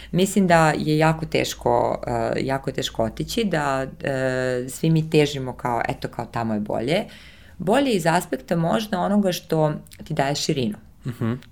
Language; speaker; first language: Serbian; early bilingual, heritage; Serbian